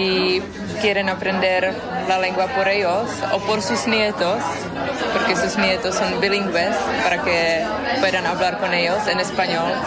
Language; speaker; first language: Spanish; non-native, fluent; Czech